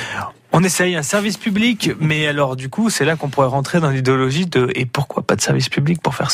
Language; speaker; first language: French; native; French